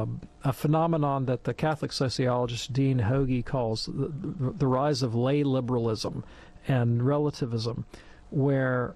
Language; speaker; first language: English; native; English